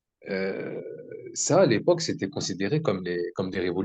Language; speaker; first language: French; native; French